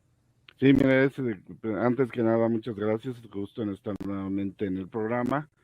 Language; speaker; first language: Spanish; native; Spanish